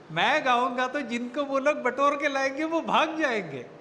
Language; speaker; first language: Hindi; native; Hindi